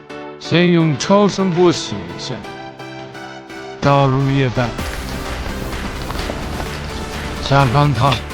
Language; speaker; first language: Chinese; native; Chinese